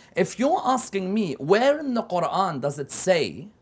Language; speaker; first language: English; native; English